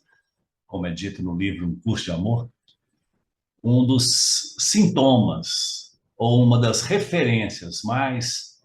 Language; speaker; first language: Portuguese; native; Portuguese